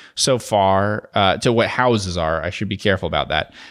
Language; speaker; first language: English; native; English